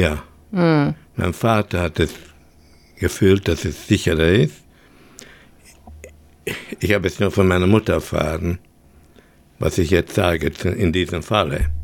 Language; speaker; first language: German; early bilingual, heritage; German